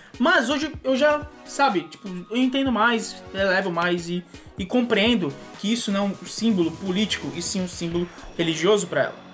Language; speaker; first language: Portuguese; native; Portuguese